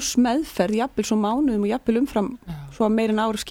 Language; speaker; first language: Icelandic; native; Icelandic